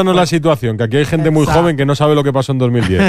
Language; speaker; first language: Spanish; native; Spanish